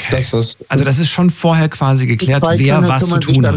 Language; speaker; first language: German; native; German